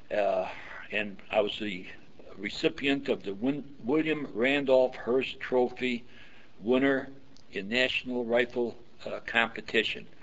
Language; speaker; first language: English; early bilingual, other home language; Yiddish